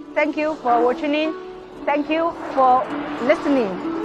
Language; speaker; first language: English; non-native, learner; Chinese